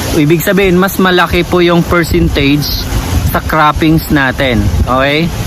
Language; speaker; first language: Filipino; native; Filipino